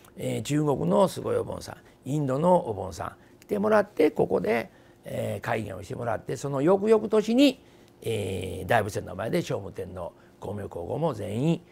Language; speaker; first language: Japanese; native; Japanese